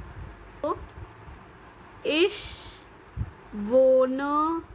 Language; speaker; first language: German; non-native, fluent; Hindi